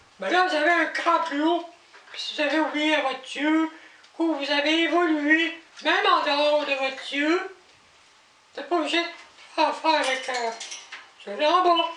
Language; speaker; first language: French; native; French